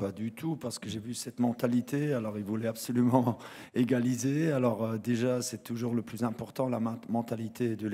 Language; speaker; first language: French; non-native, fluent; German